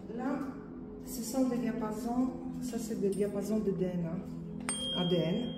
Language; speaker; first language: French; non-native, fluent; Polish